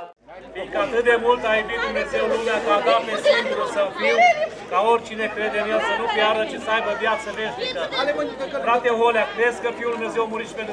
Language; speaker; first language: Romanian; native; Romanian